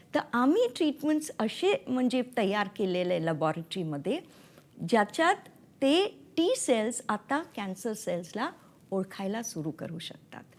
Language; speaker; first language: Marathi; non-native, local second language; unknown